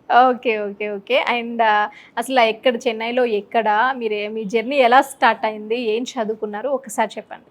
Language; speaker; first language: Telugu; native; Telugu